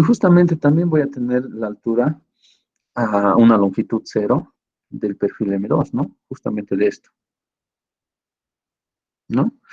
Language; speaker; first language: Spanish; native; Spanish